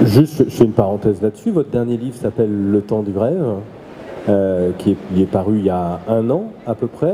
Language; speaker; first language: French; native; French